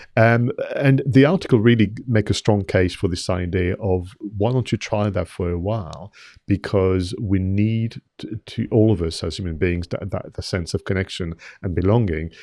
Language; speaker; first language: English; non-native, fluent; French